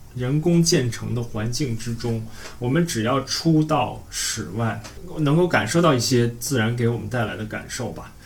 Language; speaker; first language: Chinese; native; Chinese